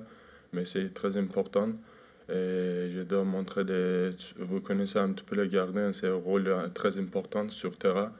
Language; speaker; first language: French; non-native, fluent; Turkish